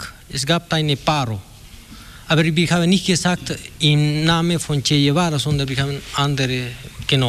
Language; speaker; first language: German; non-native, learner; Spanish